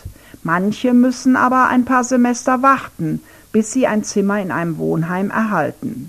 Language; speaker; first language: German; non-native, fluent; Ukrainian